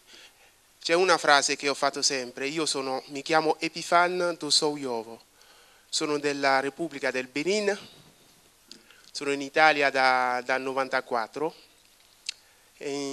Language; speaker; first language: Italian; non-native, fluent; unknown